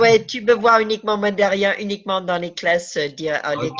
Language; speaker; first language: French; native; French